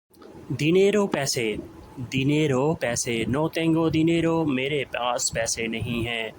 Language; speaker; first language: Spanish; non-native, learner; Urdu